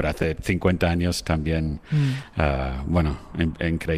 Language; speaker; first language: Spanish; non-native, fluent; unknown